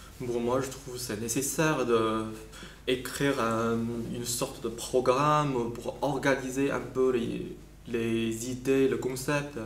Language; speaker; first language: French; non-native, fluent; Chinese